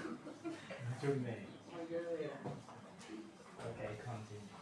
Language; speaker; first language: English; non-native, learner; Spanish